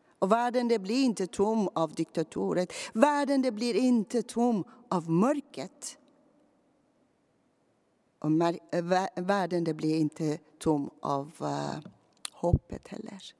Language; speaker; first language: Swedish; non-native, fluent; Persian